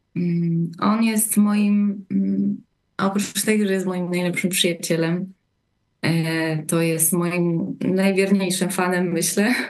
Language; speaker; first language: Polish; native; Polish